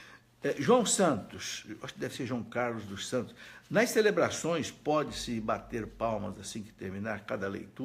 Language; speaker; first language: Portuguese; native; Portuguese